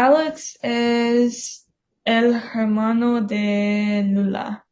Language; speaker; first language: Spanish; non-native, learner; English